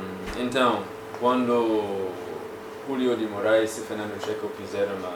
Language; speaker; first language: Portuguese; non-native, fluent; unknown